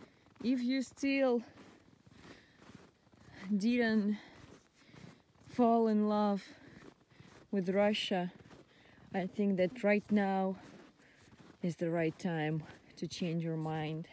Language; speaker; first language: English; non-native, learner; Russian